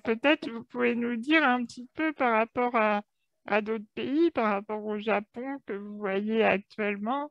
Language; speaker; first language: French; native; French